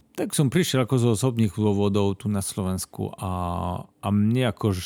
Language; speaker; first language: Slovak; non-native, fluent; French